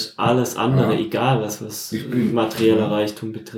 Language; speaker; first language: German; native; German